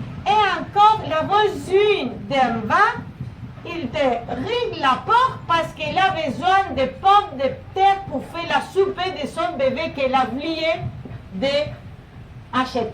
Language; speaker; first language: French; non-native, learner; Spanish